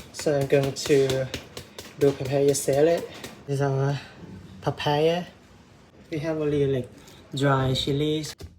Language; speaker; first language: English; non-native, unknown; Thai